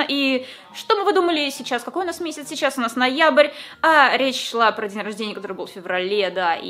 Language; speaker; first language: Russian; native; Russian